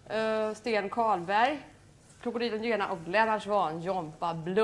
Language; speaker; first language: Swedish; native; Swedish